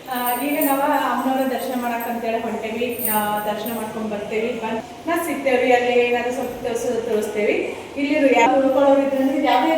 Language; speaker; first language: Kannada; native; Kannada